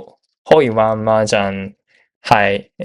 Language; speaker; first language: Chinese; non-native, learner; Japanese